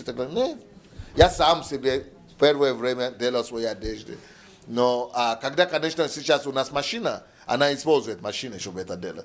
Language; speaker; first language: Russian; non-native, learner; Yoruba